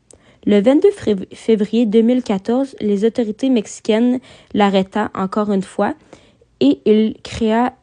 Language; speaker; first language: French; native; French